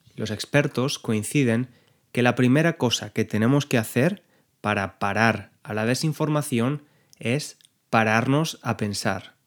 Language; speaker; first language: Spanish; native; Spanish